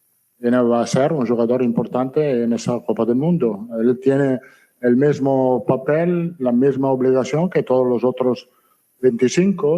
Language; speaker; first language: Spanish; non-native, fluent; Italian